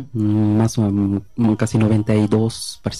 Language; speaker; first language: Spanish; non-native, learner; Bangla